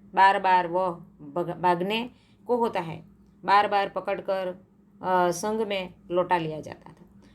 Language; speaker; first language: Hindi; non-native, local second language; Gujarati